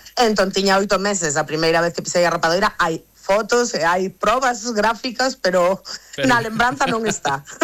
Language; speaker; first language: Galician; non-native, local second language; Spanish